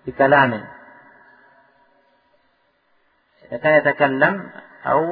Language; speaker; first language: Arabic; non-native, fluent; Indonesian